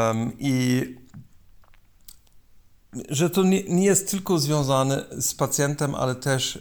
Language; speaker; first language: Polish; non-native, learner; German